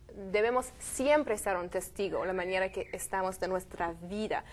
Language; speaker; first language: Spanish; non-native, learner; French